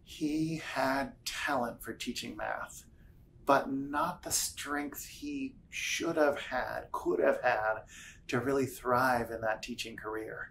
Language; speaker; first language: English; native; English